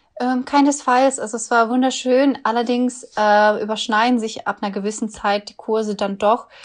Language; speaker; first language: German; early bilingual, other home language; Russian